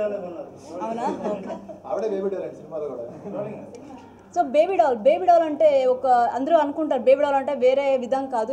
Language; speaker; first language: Telugu; non-native, fluent; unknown